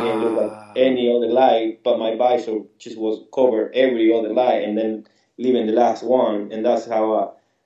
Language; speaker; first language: English; non-native, fluent; Spanish